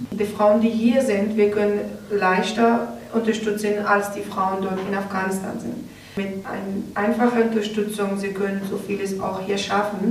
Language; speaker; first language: German; non-native, learner; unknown